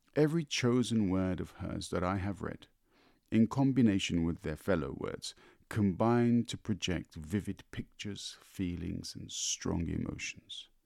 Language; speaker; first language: English; native; English